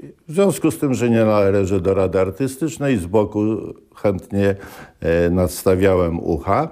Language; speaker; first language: Polish; native; Polish